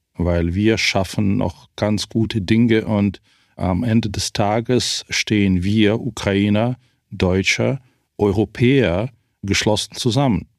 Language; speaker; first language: German; non-native, fluent; Ukrainian